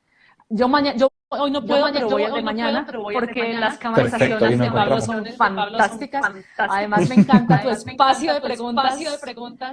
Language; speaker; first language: Spanish; native; Spanish